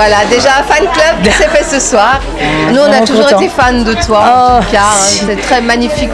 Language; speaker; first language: French; native; French